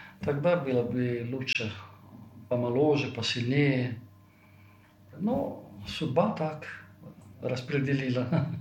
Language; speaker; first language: Russian; non-native, fluent; Italian